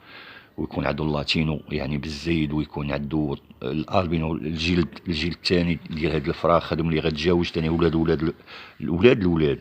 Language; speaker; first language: Arabic; native; Arabic